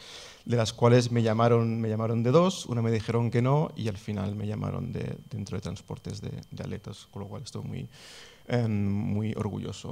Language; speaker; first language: Spanish; non-native, local second language; Catalan